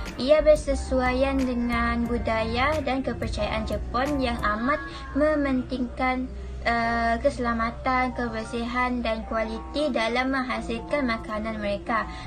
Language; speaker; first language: Malay; native; Malay